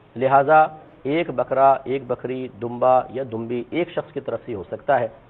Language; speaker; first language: Urdu; native; Urdu